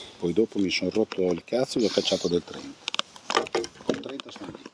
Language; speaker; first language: Italian; native; Italian